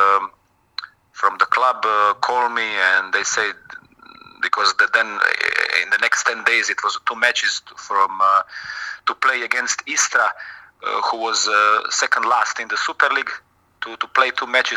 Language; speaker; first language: English; non-native, fluent; Croatian